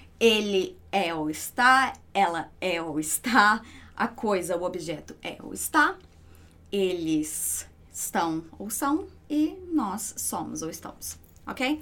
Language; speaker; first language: Portuguese; native; Portuguese